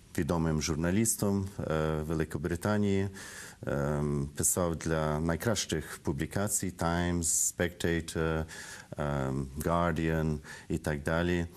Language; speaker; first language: Ukrainian; early bilingual, heritage; Ukrainian